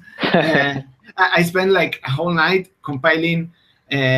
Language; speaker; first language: English; non-native, fluent; Spanish